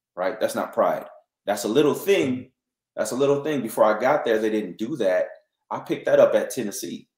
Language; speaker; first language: English; native; English